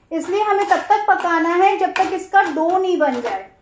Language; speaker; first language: Hindi; native; Hindi